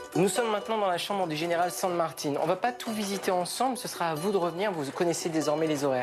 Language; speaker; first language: French; native; French